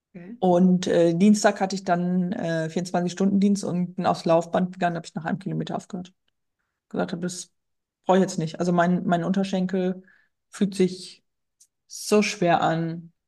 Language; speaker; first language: German; native; German